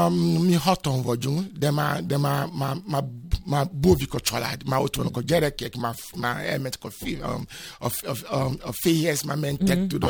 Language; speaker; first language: Hungarian; non-native, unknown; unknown